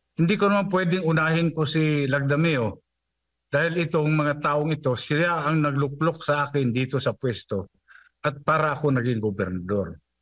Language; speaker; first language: Filipino; non-native, local second language; Cebuano